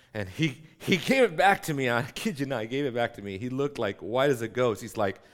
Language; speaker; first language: English; native; English